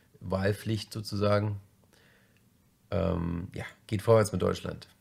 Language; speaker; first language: German; native; German